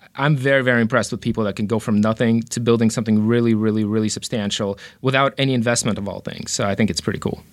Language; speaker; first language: English; early bilingual, other home language; Romanian